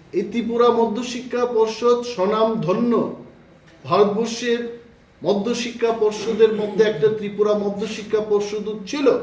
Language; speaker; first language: Bangla; non-native, local second language; Kok Borok